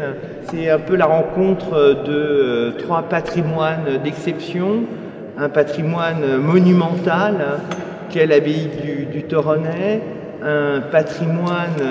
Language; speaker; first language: French; native; French